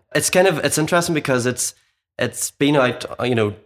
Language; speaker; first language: English; native; English